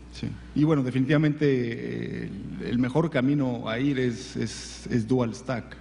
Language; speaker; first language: Spanish; native; Spanish